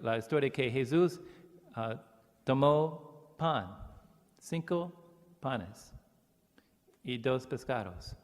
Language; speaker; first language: Spanish; non-native, learner; English